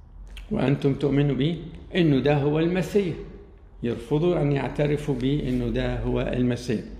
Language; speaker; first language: Arabic; native; Arabic